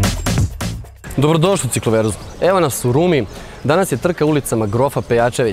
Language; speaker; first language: Serbian; native; Serbian